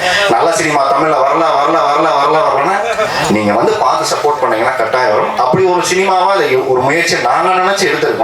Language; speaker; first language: Tamil; native; Tamil